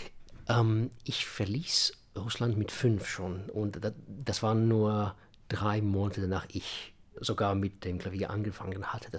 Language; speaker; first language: German; non-native, fluent; Russian